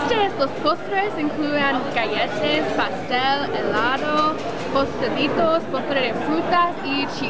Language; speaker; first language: Spanish; non-native, learner; English